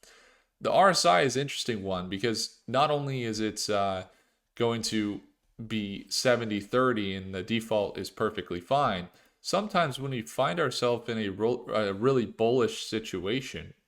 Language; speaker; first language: English; native; English